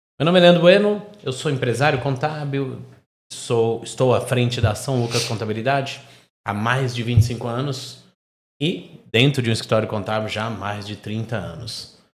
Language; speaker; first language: Portuguese; native; Portuguese